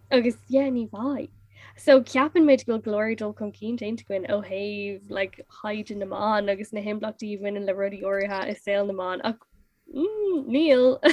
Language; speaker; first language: Irish; non-native, local second language; English